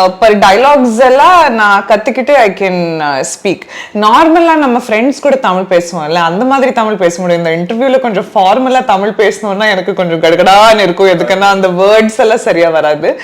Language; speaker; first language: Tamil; non-native, learner; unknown